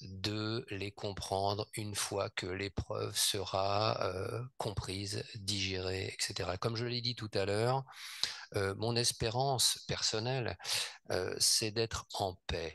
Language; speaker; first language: French; native; French